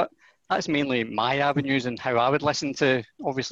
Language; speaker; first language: English; native; English